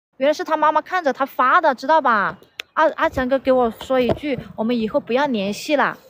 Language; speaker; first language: Chinese; non-native, local second language; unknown